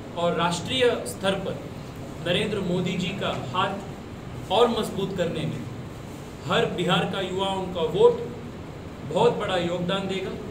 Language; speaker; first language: Hindi; non-native, local second language; Kannada